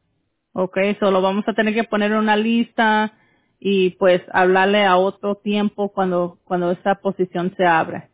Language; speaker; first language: Spanish; early bilingual, heritage; English